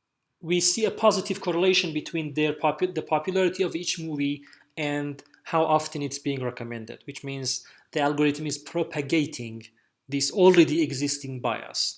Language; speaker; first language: English; non-native, fluent; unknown